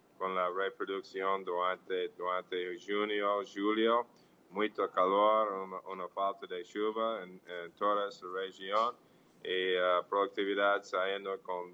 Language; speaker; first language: Portuguese; non-native, fluent; English